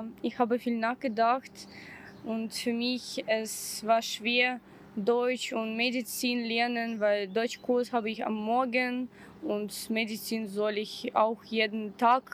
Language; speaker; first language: German; non-native, learner; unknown